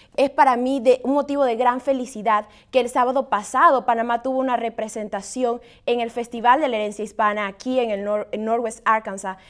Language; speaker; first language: Spanish; native; Spanish